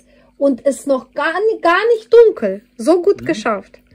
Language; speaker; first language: German; non-native, fluent; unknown